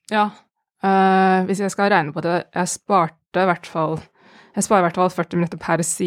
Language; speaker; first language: Norwegian; non-native, fluent; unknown